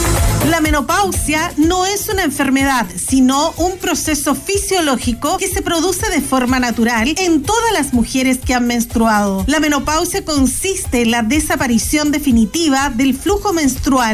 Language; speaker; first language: Spanish; native; Spanish